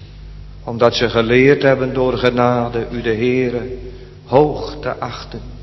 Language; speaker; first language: Dutch; native; Dutch